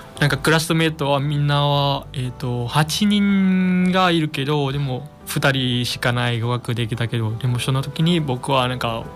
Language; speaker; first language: Japanese; non-native, fluent; Vietnamese